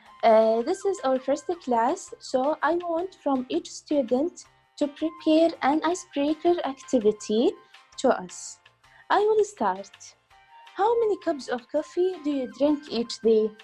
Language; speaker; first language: English; non-native, learner; Arabic